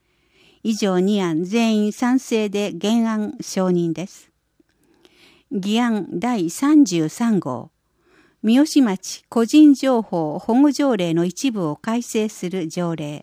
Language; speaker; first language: Japanese; native; Japanese